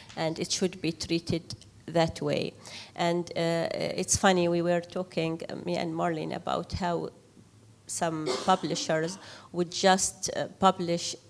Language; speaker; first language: English; non-native, fluent; Arabic